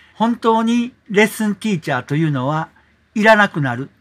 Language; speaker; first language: Japanese; native; Japanese